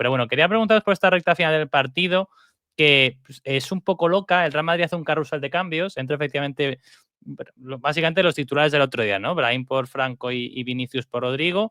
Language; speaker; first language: Spanish; native; Spanish